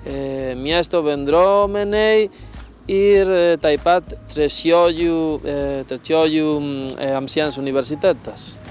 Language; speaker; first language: Lithuanian; non-native, learner; Spanish